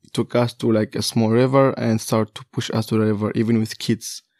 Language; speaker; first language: English; non-native, fluent; Kurdish